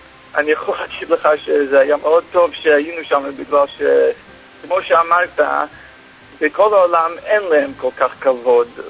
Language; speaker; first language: Hebrew; non-native, fluent; English